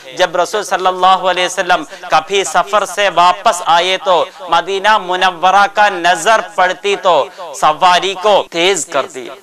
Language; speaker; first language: Urdu; non-native, local second language; Malayalam